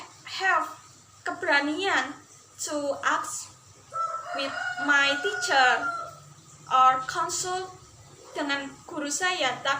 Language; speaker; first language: English; non-native, learner; Indonesian